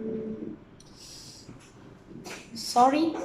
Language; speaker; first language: English; non-native, learner; Vietnamese